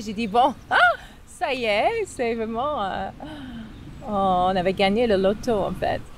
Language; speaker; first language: French; non-native, fluent; English